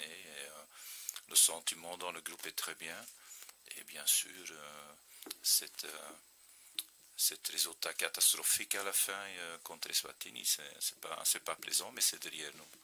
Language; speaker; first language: French; non-native, fluent; Dutch